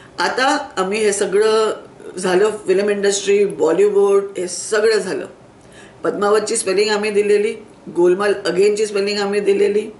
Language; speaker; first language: Marathi; non-native, local second language; Sindhi